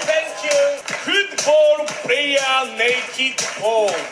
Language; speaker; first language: English; non-native, learner; Japanese